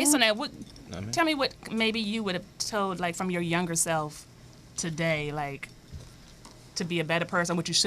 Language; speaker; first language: English; native; English